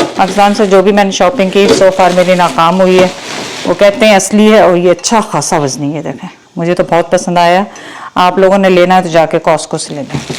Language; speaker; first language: Urdu; native; Urdu